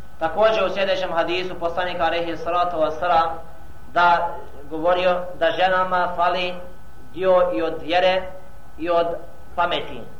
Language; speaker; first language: Bosnian; non-native, fluent; Arabic